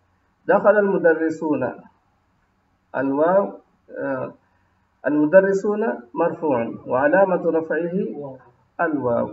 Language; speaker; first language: Arabic; non-native, fluent; Urdu